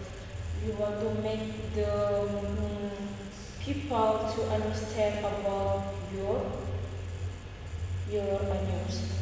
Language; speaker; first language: English; non-native, learner; Indonesian